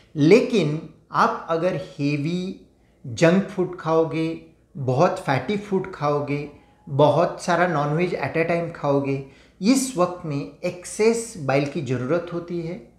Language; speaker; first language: Hindi; non-native, local second language; Marathi